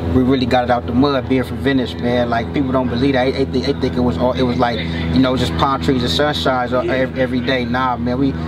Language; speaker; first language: English; native; English